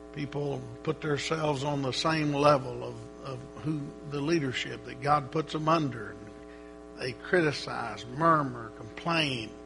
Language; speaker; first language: English; native; English